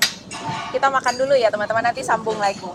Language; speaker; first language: Indonesian; native; Indonesian